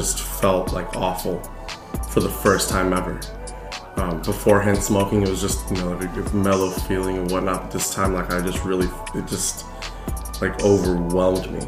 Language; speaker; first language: English; native; English